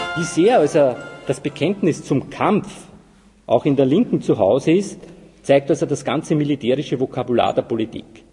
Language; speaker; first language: German; native; German